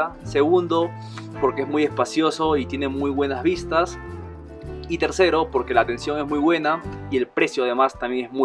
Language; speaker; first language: Spanish; native; Spanish